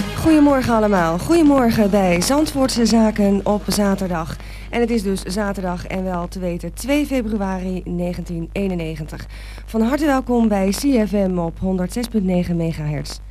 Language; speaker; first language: Dutch; native; Dutch